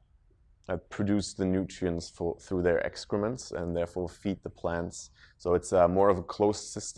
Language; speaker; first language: English; non-native, fluent; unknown